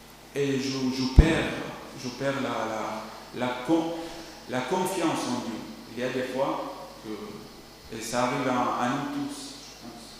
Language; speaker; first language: French; non-native, learner; Arabic